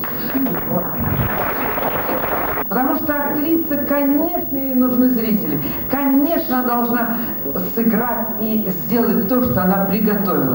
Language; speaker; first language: Russian; native; Russian